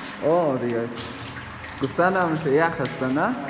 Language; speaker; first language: Persian; native; Persian